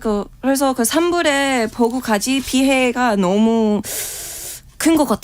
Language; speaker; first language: Korean; non-native, fluent; English